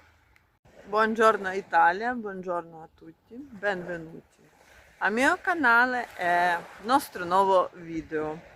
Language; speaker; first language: Italian; non-native, learner; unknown